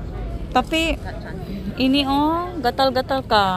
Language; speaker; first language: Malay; non-native, learner; Filipino